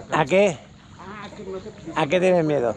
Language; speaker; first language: Spanish; native; Spanish